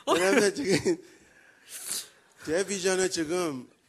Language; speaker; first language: Korean; non-native, learner; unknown